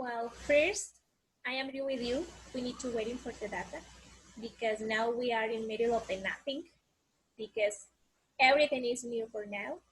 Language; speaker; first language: English; non-native, learner; Spanish